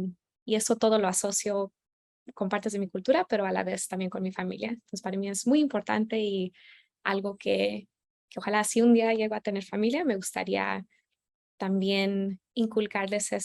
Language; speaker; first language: Spanish; early bilingual, heritage; Spanish